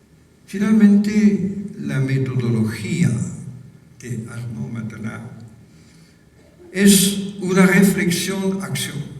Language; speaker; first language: Spanish; non-native, fluent; French